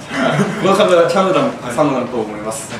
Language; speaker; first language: Japanese; non-native, learner; Korean